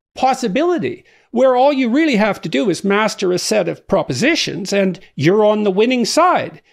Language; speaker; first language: English; native; English